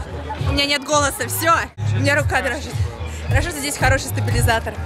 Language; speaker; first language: Russian; native; Russian